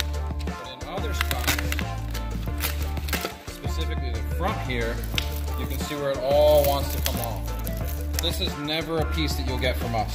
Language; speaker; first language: English; native; English